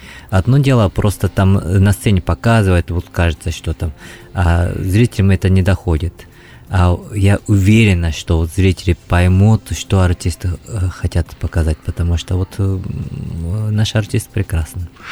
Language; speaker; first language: Russian; non-native, fluent; Japanese